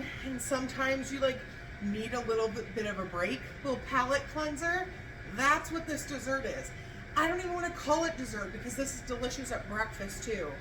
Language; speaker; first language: English; native; English